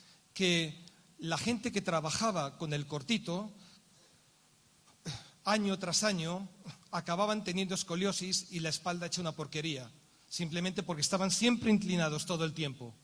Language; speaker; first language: Spanish; native; Spanish